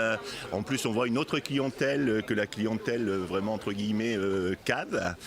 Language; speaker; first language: French; native; French